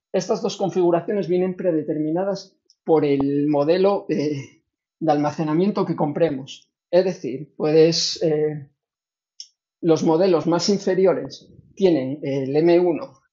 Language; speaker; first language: Spanish; native; Spanish